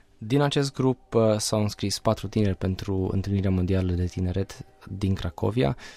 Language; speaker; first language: Romanian; non-native, local second language; Hungarian